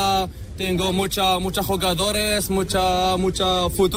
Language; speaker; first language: Spanish; non-native, learner; Arabic